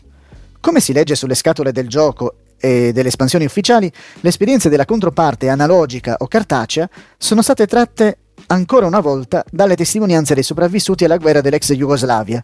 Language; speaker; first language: Italian; native; Italian